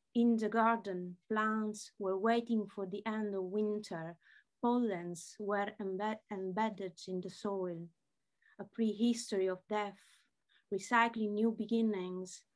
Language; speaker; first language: English; non-native, fluent; Italian